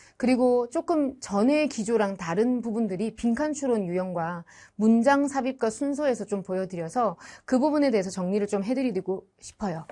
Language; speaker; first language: Korean; native; Korean